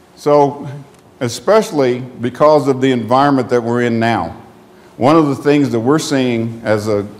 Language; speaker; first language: English; native; English